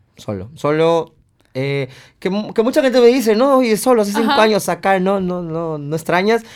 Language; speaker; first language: Spanish; native; Spanish